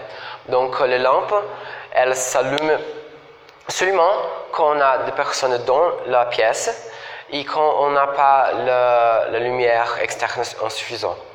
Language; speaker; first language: French; non-native, fluent; Portuguese